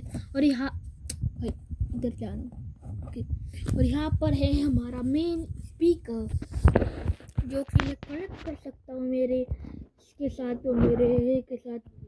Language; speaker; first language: Hindi; native; Hindi